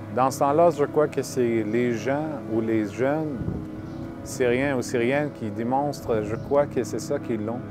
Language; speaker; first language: French; non-native, fluent; Arabic